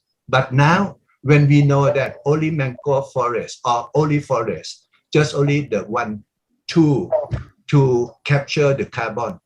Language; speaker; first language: English; non-native, learner; Thai